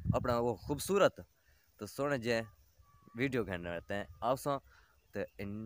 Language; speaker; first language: Punjabi; non-native, local second language; Baluchi